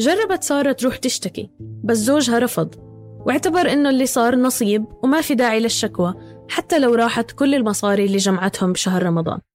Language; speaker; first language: Arabic; native; Arabic